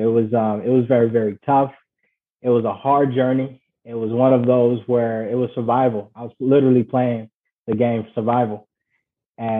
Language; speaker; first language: English; early bilingual, other home language; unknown